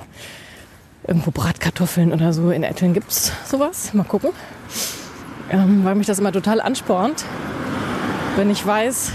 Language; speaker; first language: German; native; German